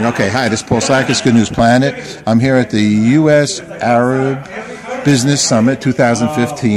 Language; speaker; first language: English; native; English